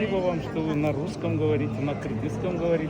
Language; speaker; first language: Russian; non-native, local second language; Kyrgyz